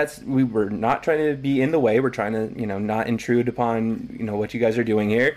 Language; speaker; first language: English; native; English